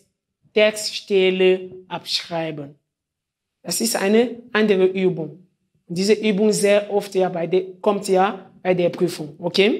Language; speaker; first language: German; non-native, fluent; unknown